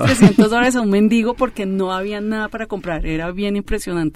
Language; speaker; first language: Spanish; native; Spanish